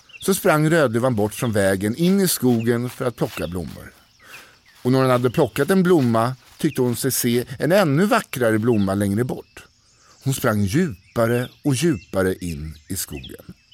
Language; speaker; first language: Swedish; native; Swedish